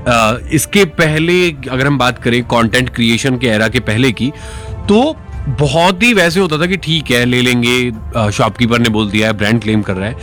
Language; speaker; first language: Hindi; native; Hindi